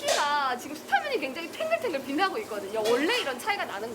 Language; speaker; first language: Korean; native; Korean